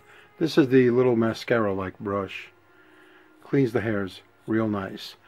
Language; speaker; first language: English; native; English